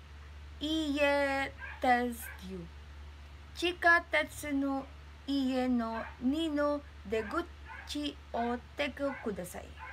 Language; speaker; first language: Japanese; non-native, learner; Filipino